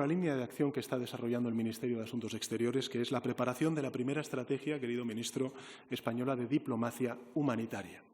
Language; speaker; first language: Spanish; native; Spanish